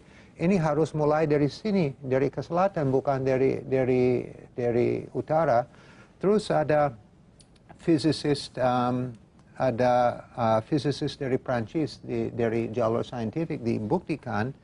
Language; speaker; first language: Indonesian; non-native, fluent; English